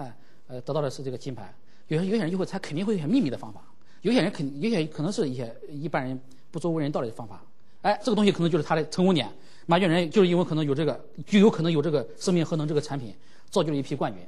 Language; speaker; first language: Chinese; native; Chinese